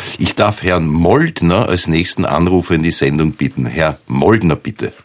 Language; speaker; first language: German; native; German